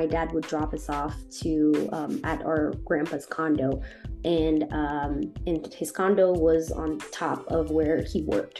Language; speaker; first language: English; non-native, fluent; Haitian Creole